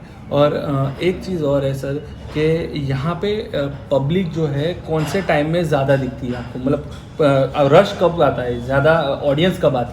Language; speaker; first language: Hindi; native; Hindi